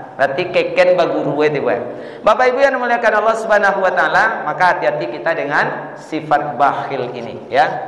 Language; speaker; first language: Malay; non-native, local second language; Minangkabau